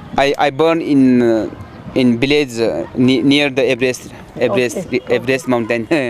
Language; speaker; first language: English; non-native, learner; Nepali